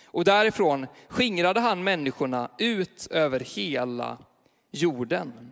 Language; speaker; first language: Swedish; native; Swedish